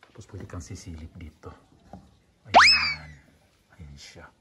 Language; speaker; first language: Filipino; native; Filipino